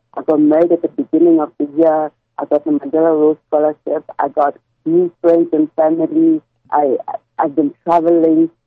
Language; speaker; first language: English; non-native, local second language; Tswana